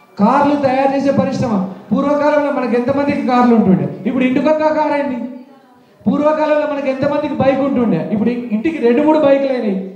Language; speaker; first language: Telugu; native; Telugu